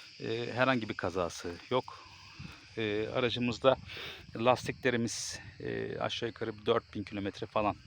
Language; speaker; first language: Turkish; native; Turkish